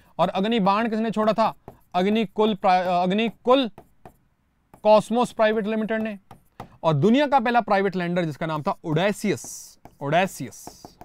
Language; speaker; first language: Hindi; non-native, local second language; Punjabi